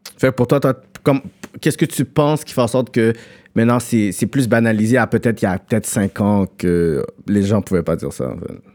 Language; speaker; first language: French; native; French